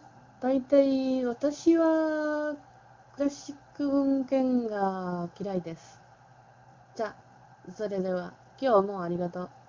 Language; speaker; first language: Japanese; non-native, learner; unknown